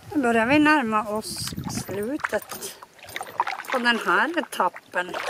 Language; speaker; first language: Swedish; native; Swedish